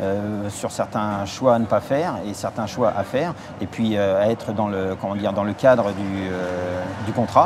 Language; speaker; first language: French; native; French